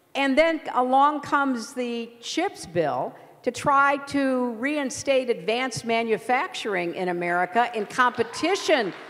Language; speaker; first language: English; native; English